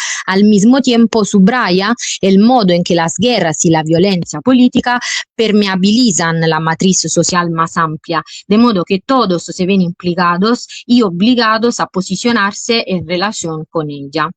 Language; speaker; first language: Spanish; non-native, fluent; Italian